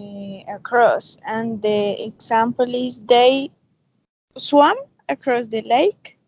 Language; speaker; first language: English; non-native, learner; Spanish